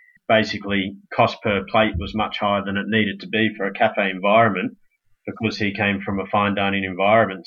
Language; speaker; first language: English; native; English